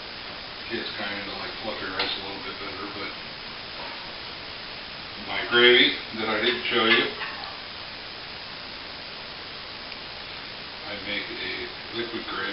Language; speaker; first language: English; native; English